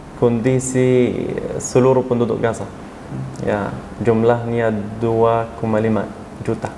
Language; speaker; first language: Indonesian; non-native, fluent; Arabic